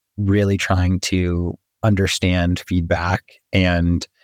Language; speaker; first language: English; native; English